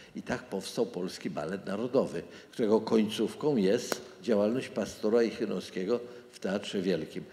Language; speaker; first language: Polish; native; Polish